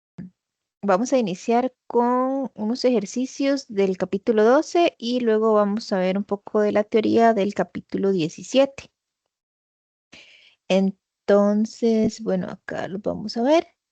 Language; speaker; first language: Spanish; native; Spanish